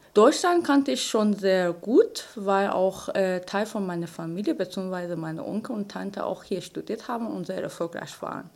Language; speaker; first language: German; non-native, fluent; Persian